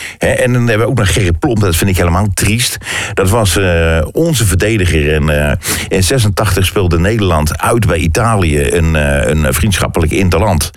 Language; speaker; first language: Dutch; native; Dutch